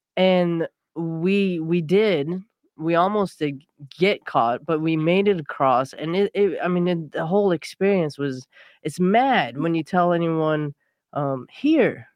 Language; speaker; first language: English; early bilingual, other home language; Persian